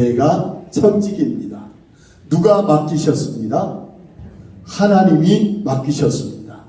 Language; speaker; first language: Korean; native; Korean